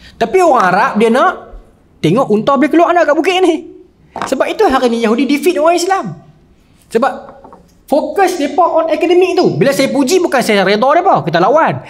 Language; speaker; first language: Malay; native; Malay